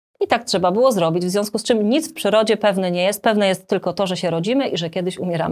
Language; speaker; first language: Polish; native; Polish